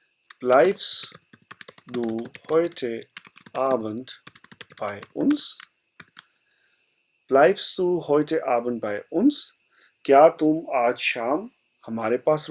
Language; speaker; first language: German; non-native, fluent; Hindi